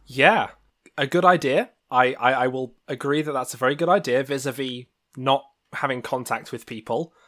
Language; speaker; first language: English; native; English